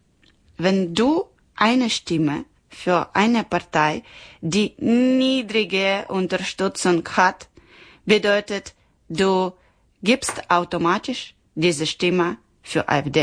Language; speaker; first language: German; non-native, learner; Ukrainian